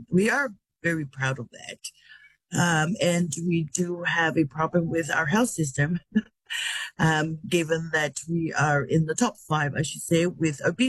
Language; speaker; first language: English; non-native, fluent; Tongan